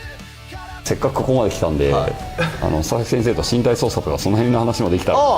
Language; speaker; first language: Japanese; native; Japanese